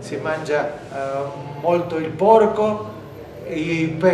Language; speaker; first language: Italian; non-native, learner; Spanish